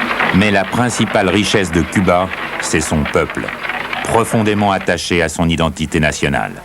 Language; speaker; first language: French; native; French